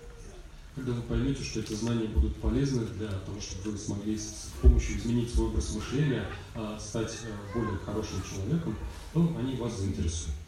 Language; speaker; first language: Russian; native; Russian